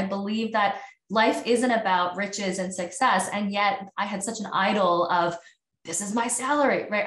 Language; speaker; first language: English; native; English